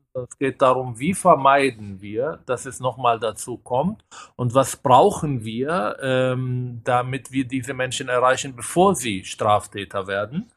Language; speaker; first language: German; non-native, fluent; Hebrew